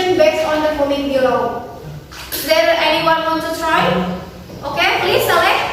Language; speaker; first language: English; non-native, fluent; Indonesian